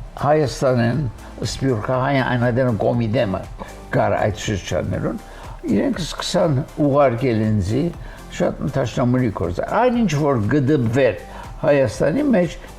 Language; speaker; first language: Armenian; native; Armenian